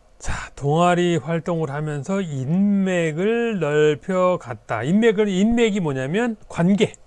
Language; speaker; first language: Korean; native; Korean